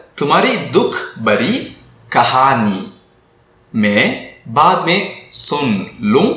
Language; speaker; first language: Hindi; non-native, local second language; Tamil